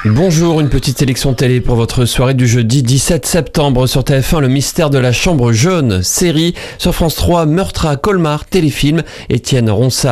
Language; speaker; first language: French; native; French